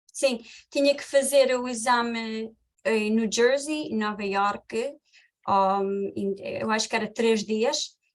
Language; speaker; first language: Portuguese; early bilingual, heritage; Portuguese